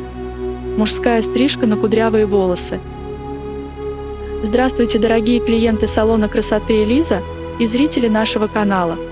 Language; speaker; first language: Russian; native; Russian